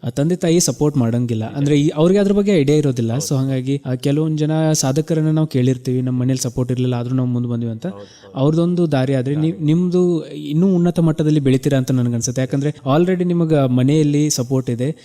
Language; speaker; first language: Kannada; native; Kannada